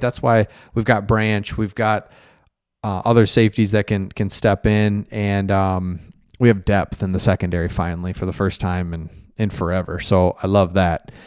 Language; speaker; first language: English; native; English